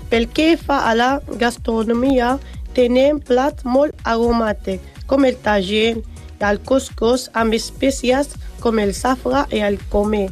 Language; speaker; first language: Catalan; non-native, learner; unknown